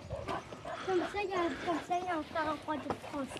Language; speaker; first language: French; native; French